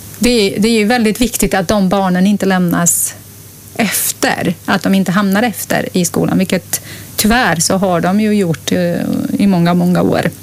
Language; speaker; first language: Swedish; non-native, fluent; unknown